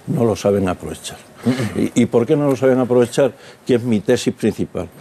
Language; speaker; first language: Spanish; native; Spanish